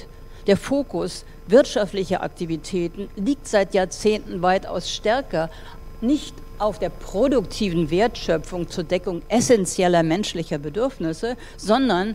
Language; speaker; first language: German; native; German